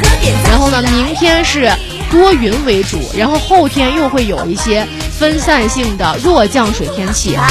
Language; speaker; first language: Chinese; native; Chinese